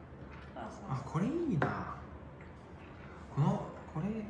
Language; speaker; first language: Japanese; non-native, fluent; Chinese